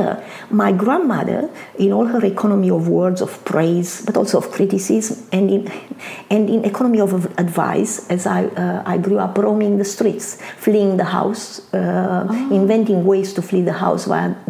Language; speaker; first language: English; non-native, fluent; Romanian